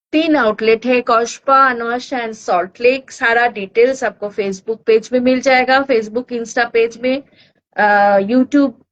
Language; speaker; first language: Hindi; non-native, local second language; Bangla